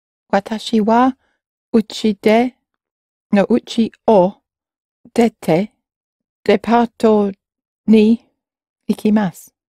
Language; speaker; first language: Japanese; non-native, learner; English